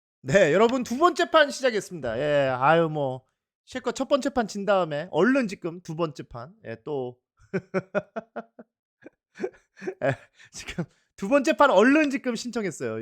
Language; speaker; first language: Korean; native; Korean